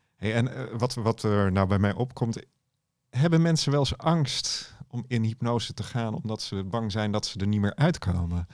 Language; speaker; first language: Dutch; native; Dutch